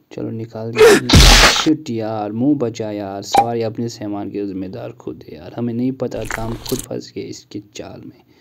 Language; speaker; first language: Hindi; native; Hindi